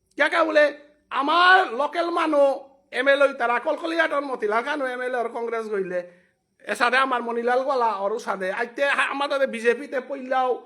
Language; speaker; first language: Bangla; non-native, local second language; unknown